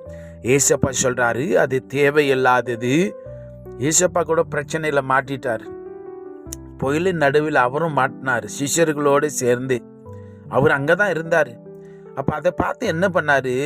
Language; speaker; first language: Tamil; native; Tamil